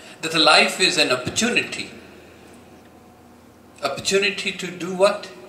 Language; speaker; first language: English; non-native, local second language; Punjabi